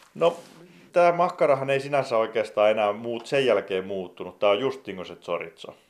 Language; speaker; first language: Finnish; native; Finnish